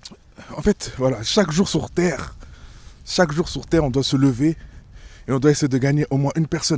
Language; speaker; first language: French; native; French